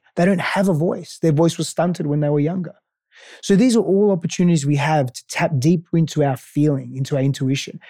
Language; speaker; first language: English; non-native, local second language; Greek